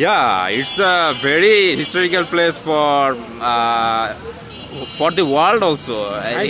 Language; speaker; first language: English; non-native, learner; Bangla